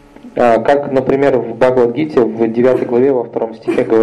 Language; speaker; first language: Russian; native; Russian